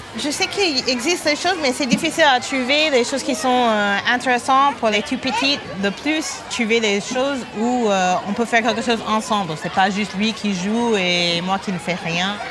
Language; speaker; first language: French; non-native, fluent; English